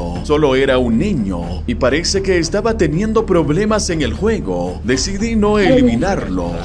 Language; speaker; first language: Spanish; native; Spanish